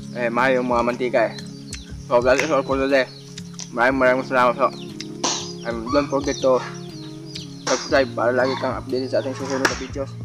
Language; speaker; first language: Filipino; non-native, local second language; Cebuano